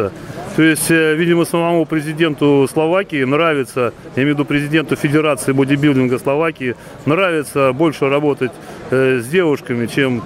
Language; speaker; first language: Russian; native; Russian